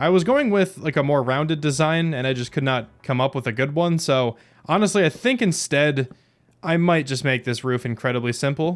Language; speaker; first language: English; native; English